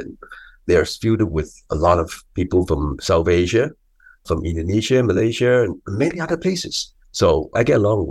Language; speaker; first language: English; non-native, local second language; Cantonese